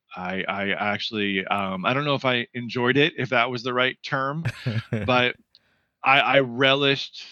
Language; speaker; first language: English; native; English